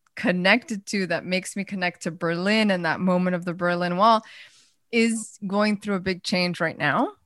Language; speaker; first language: English; early bilingual, other home language; Spanish